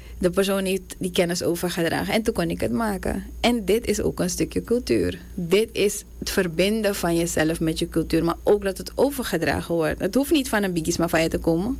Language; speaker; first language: Dutch; native; Dutch